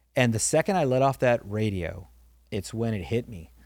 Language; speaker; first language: English; native; English